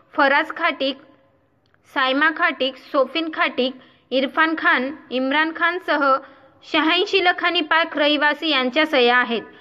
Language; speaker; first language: Marathi; native; Marathi